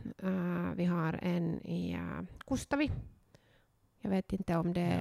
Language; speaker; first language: Swedish; non-native, local second language; Finnish